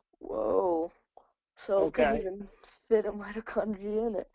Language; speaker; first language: English; native; English